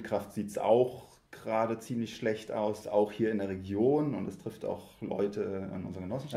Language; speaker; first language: German; native; German